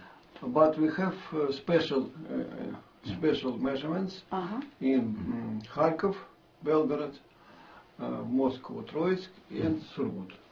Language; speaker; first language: English; non-native, learner; Russian